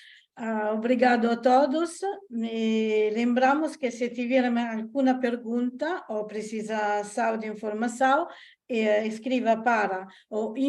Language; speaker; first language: Portuguese; non-native, learner; Italian